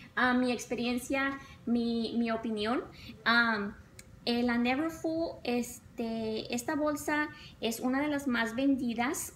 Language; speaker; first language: Spanish; early bilingual, other home language; English